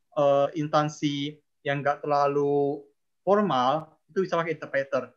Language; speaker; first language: Indonesian; non-native, local second language; Chinese